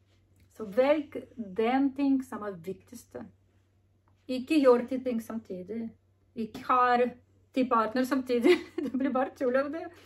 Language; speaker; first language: Norwegian; non-native, learner; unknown